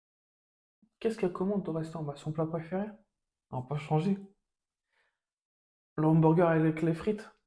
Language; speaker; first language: French; native; French